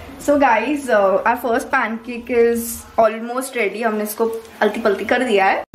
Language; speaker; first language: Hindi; non-native, local second language; Marathi